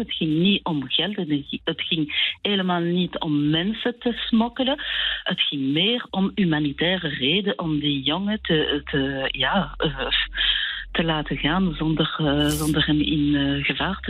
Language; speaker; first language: Dutch; non-native, local second language; French